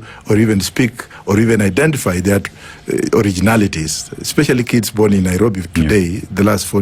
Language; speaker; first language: English; non-native, local second language; Luyia